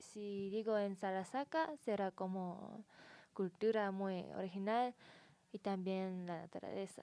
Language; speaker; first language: Spanish; non-native, learner; Japanese